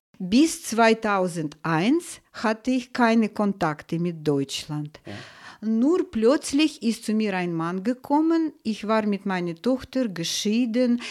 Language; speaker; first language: German; non-native, fluent; Russian